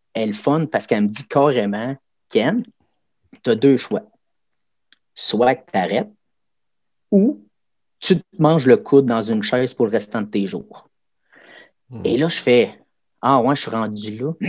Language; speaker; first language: French; native; French